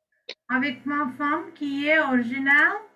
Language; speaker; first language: French; non-native, fluent; Sinhala